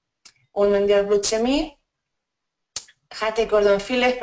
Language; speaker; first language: German; non-native, fluent; Spanish